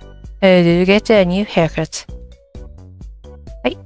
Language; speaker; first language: English; non-native, learner; Japanese